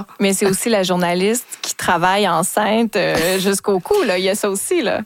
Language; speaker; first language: French; native; French